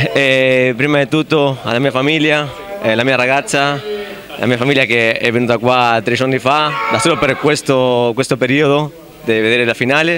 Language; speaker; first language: Italian; non-native, fluent; Spanish